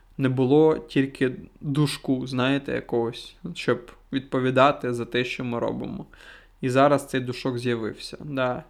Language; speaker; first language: Ukrainian; non-native, local second language; Russian